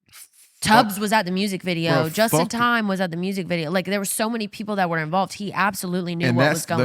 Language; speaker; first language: English; native; English